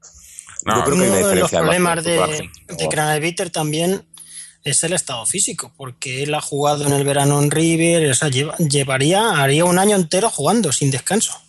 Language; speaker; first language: Spanish; native; Spanish